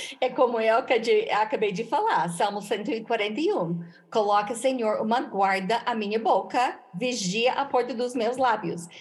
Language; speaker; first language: Portuguese; non-native, fluent; English